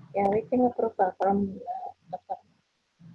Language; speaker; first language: English; non-native, fluent; Indonesian